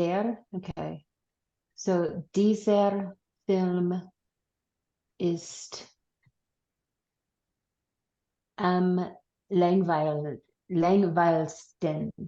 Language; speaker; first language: German; non-native, learner; English